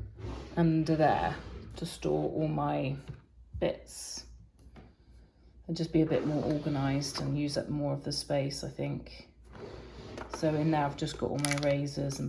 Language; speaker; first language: English; native; English